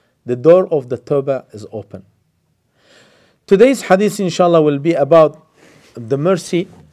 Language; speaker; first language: English; non-native, fluent; Turkish